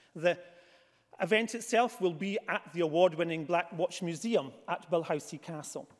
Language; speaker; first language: English; native; English